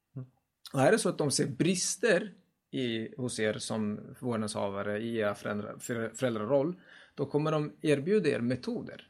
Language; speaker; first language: Swedish; early bilingual, other home language; Kurdish